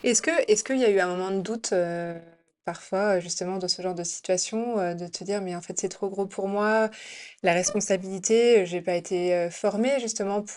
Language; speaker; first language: French; native; French